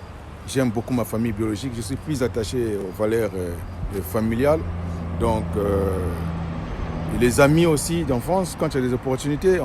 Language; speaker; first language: French; non-native, local second language; Lingala